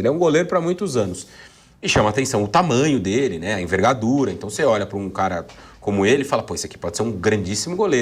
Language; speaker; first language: Portuguese; native; Portuguese